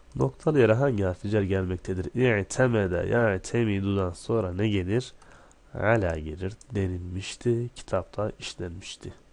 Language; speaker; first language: Turkish; native; Turkish